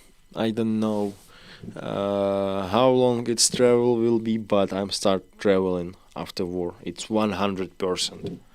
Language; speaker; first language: English; non-native, learner; Ukrainian